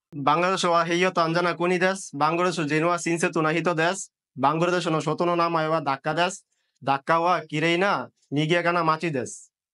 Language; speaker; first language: Japanese; non-native, learner; Bangla